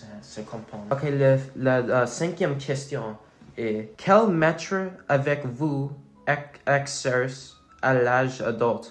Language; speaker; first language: French; non-native, learner; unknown